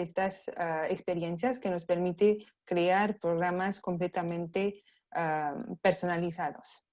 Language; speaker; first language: Spanish; non-native, fluent; French